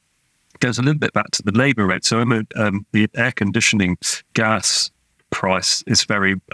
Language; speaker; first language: English; native; English